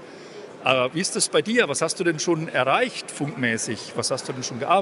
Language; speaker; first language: German; native; German